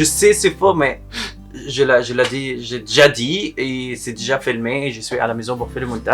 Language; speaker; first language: French; non-native, learner; Arabic